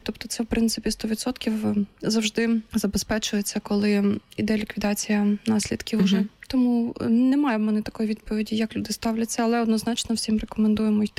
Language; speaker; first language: Ukrainian; native; Ukrainian